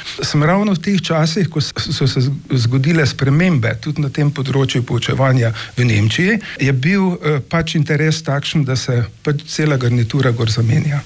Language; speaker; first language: Slovenian; native; Slovenian